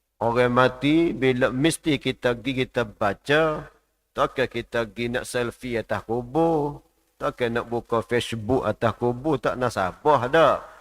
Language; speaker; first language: Malay; native; Malay